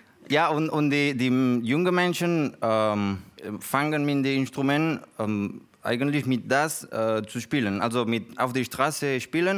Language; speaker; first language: German; non-native, learner; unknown